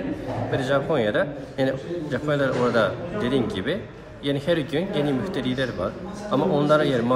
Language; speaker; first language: Turkish; non-native, fluent; Japanese